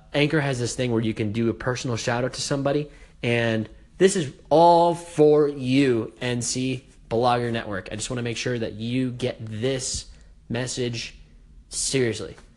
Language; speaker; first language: English; native; English